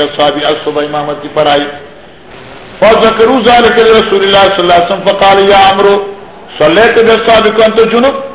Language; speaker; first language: Urdu; non-native, local second language; Northern Hindko